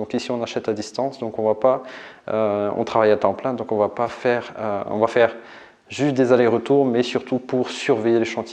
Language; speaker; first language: French; native; French